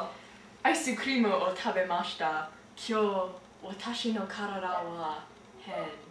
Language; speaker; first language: Japanese; non-native, learner; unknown